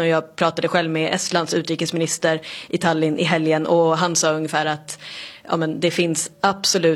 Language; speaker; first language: Swedish; native; Swedish